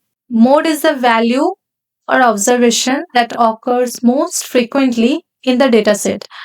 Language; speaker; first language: English; non-native, local second language; Bangla